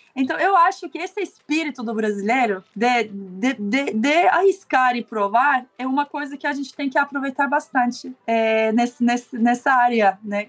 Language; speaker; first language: Portuguese; non-native, fluent; Turkish